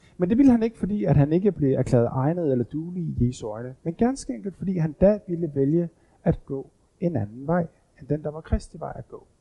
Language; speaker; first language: Danish; native; Danish